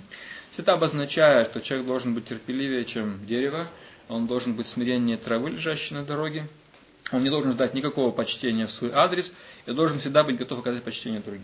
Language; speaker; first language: Russian; native; Russian